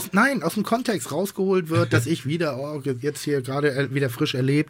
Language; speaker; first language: German; native; German